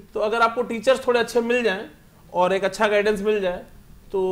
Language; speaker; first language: Hindi; native; Hindi